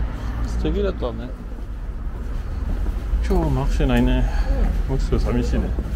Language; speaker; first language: Japanese; non-native, fluent; French